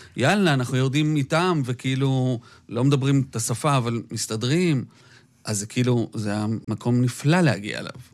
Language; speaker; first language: Hebrew; early bilingual, other home language; Spanish